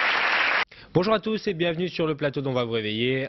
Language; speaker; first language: French; native; French